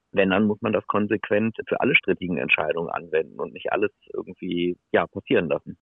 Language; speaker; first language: German; native; German